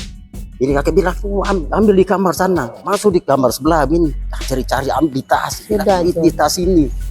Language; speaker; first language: Indonesian; non-native, local second language; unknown